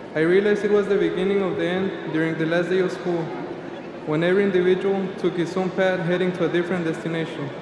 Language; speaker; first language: English; early bilingual, other home language; Spanish